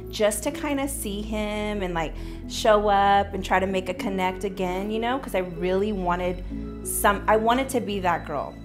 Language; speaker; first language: English; native; English